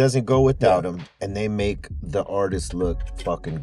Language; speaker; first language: English; native; English